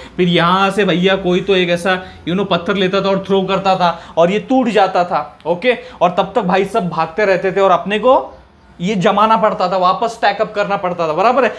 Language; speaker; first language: Hindi; non-native, local second language; Marathi